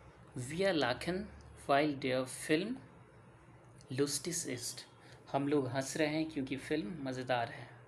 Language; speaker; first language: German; non-native, learner; Hindi